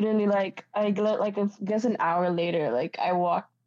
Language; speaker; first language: English; non-native, fluent; Spanish